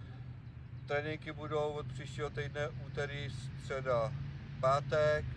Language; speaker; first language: Czech; native; Czech